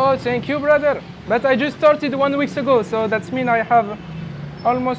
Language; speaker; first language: English; non-native, learner; French